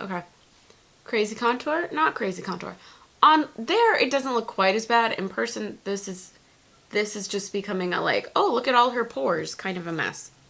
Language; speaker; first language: English; native; English